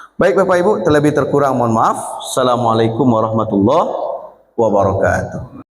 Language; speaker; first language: Malay; non-native, local second language; Minangkabau